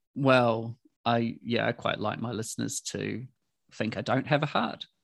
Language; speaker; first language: English; native; English